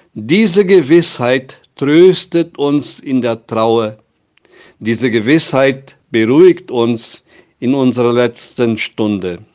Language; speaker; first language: German; non-native, fluent; Portuguese